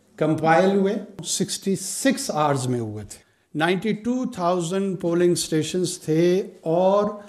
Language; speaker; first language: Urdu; non-native, local second language; Pashto